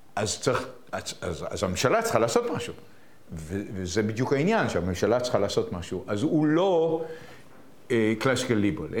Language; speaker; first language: Hebrew; native; Hebrew